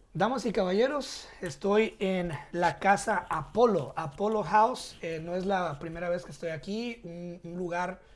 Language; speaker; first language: Spanish; early bilingual, heritage; Spanish